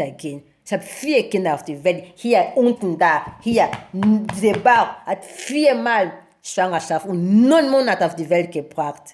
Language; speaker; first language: German; non-native, learner; Lingala